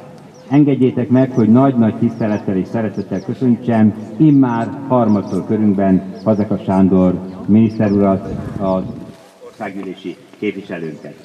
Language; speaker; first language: Hungarian; native; Hungarian